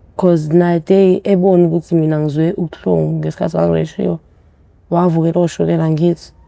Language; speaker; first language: Zulu; early bilingual, other home language; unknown